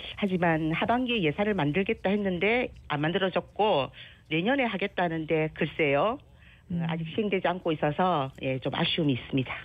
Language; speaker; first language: Korean; native; Korean